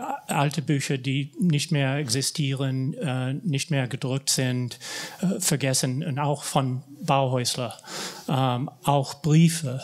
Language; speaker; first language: German; non-native, fluent; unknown